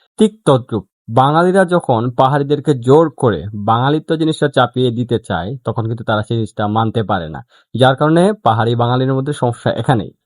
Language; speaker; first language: Bangla; non-native, local second language; Chakma